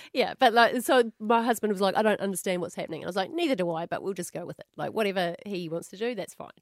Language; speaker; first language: English; native; English